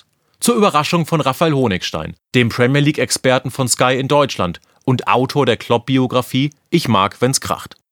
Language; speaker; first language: German; native; German